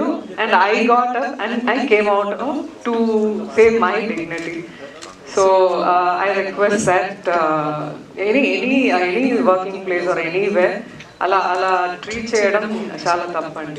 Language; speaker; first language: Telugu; non-native, learner; Tamil